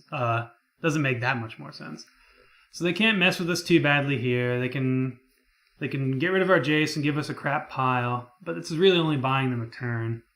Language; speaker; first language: English; native; English